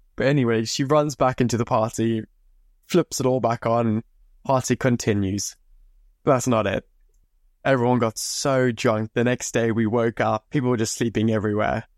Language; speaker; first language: English; native; English